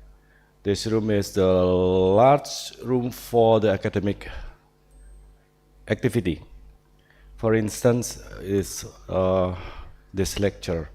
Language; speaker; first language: English; non-native, learner; Indonesian